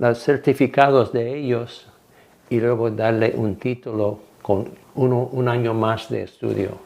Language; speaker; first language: Spanish; non-native, fluent; English